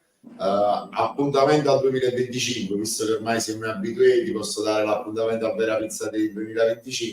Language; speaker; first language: Italian; native; Italian